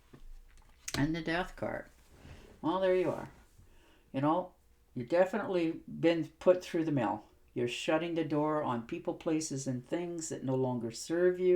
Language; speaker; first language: English; native; English